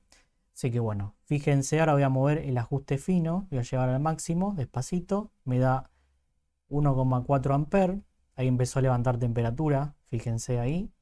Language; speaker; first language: Spanish; native; Spanish